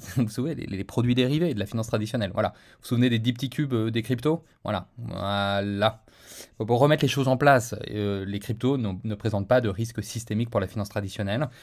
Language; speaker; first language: French; native; French